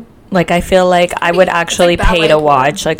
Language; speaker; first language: English; native; English